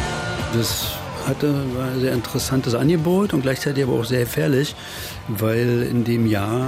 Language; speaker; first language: German; native; German